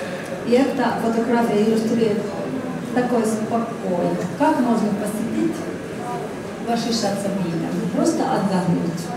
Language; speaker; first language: Russian; non-native, fluent; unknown